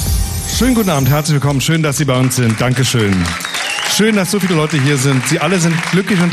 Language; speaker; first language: German; native; German